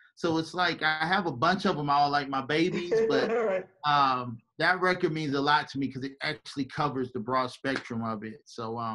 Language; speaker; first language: English; native; English